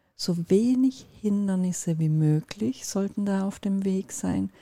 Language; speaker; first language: German; non-native, fluent; Turkish